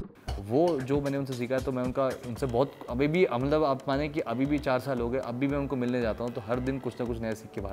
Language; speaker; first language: Hindi; native; Hindi